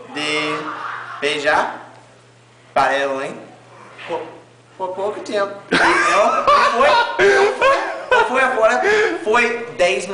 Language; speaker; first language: Portuguese; non-native, learner; English